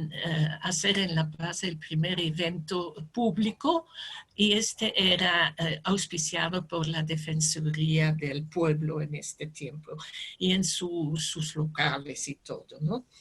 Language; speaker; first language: Spanish; non-native, fluent; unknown